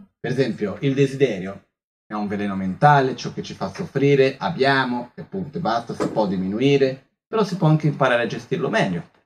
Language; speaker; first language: Italian; non-native, fluent; Portuguese